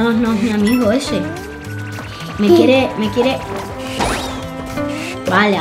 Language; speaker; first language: Spanish; native; Spanish